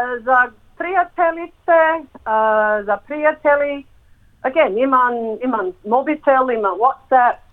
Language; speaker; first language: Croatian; early bilingual, heritage; English